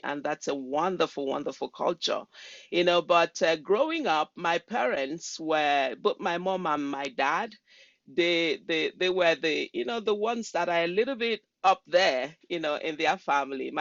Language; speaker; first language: English; non-native, local second language; Igbo